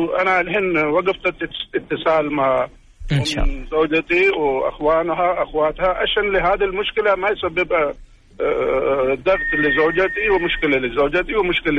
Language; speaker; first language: Arabic; non-native, learner; Urdu